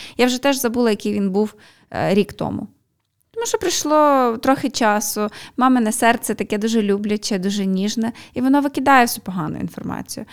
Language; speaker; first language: Ukrainian; native; Ukrainian